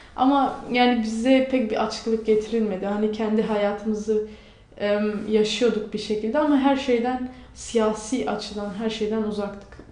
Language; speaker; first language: Turkish; non-native, local second language; Kurdish